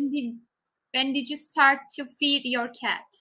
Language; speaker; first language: English; non-native, fluent; Turkish